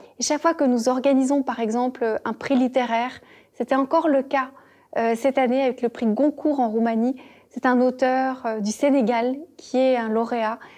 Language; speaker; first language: French; native; French